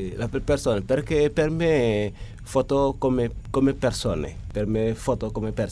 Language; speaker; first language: Italian; non-native, learner; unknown